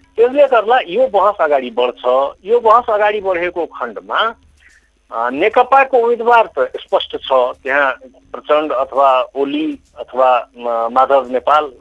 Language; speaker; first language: Nepali; non-native, local second language; Maithili